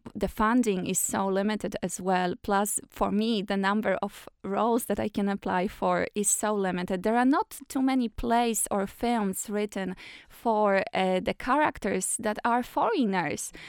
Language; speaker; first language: English; non-native, fluent; Polish